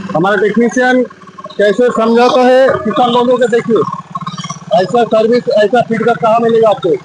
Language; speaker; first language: Hindi; non-native, local second language; Bangla